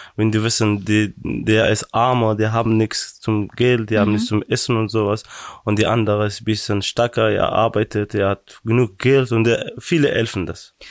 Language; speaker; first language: German; non-native, fluent; Persian